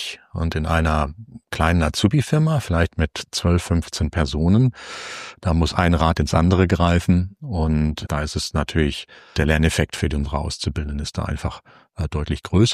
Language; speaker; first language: German; native; German